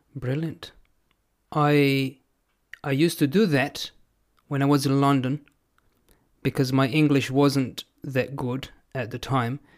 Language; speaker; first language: English; non-native, fluent; Italian